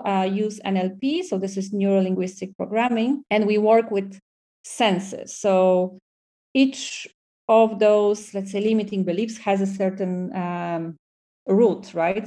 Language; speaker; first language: English; non-native, fluent; Polish